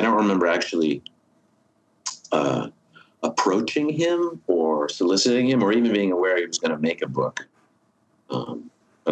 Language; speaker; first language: English; native; English